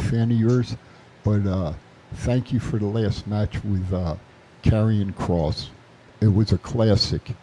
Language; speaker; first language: English; native; English